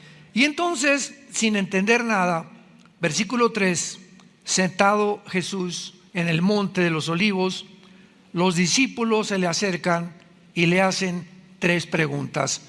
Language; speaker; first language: Spanish; native; Spanish